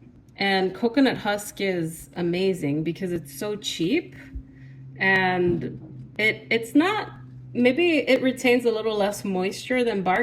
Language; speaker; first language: English; native; English